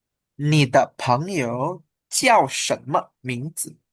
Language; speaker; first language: Chinese; non-native, fluent; Indonesian